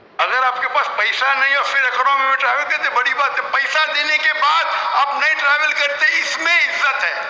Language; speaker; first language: Hindi; non-native, local second language; Konkani